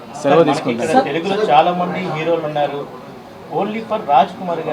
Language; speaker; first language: Telugu; native; Telugu